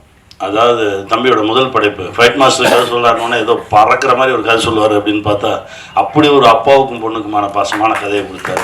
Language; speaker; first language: Tamil; native; Tamil